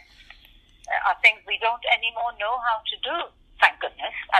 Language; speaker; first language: English; non-native, local second language; Urdu